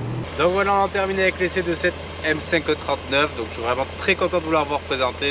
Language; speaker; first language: French; native; French